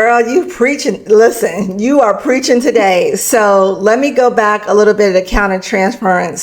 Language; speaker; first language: English; native; English